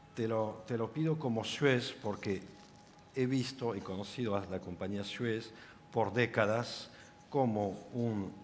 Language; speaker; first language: Spanish; non-native, fluent; French